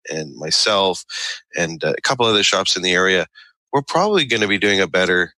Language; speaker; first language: English; native; English